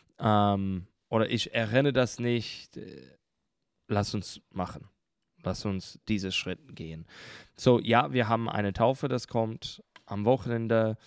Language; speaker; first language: German; non-native, learner; English